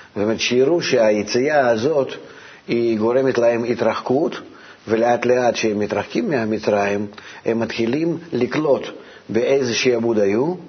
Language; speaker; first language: Hebrew; non-native, fluent; Russian